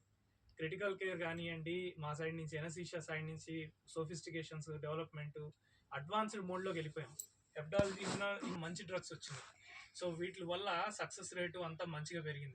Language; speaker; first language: Telugu; native; Telugu